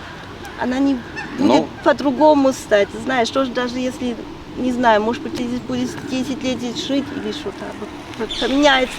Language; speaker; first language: Russian; early bilingual, heritage; Russian